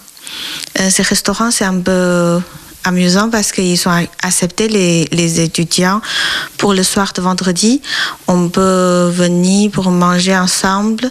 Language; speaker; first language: French; non-native, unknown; Chinese